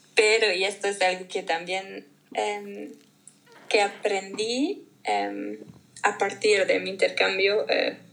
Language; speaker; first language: Spanish; non-native, fluent; German